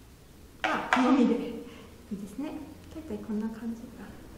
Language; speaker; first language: Japanese; non-native, fluent; German